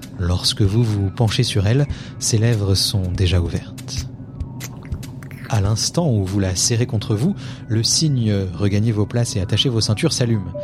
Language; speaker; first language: French; native; French